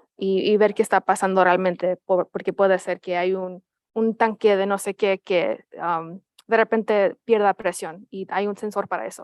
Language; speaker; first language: Spanish; early bilingual, heritage; Spanish